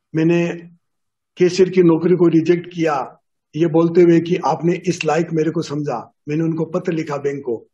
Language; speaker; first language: Hindi; native; Hindi